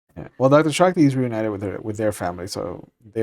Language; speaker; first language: English; native; English